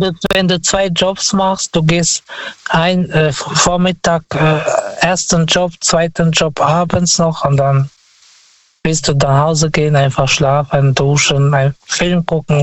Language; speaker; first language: German; non-native, fluent; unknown